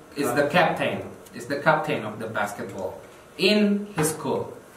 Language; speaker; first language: English; non-native, fluent; Indonesian